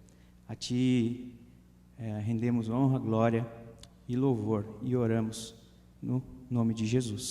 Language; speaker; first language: Portuguese; native; Portuguese